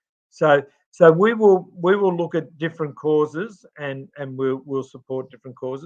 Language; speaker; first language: English; native; English